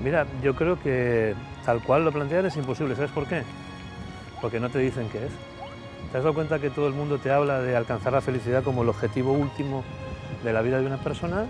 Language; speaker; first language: Spanish; native; Spanish